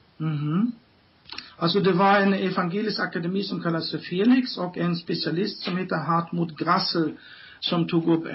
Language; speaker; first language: Swedish; non-native, fluent; German